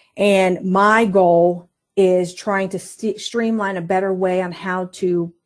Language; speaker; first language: English; native; English